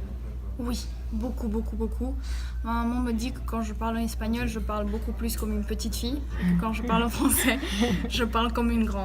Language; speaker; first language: French; early bilingual, heritage; French